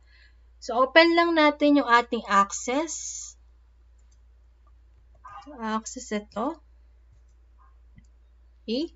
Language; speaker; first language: Filipino; native; Filipino